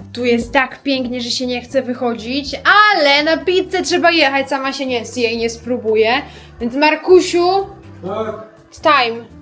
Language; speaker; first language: Polish; native; Polish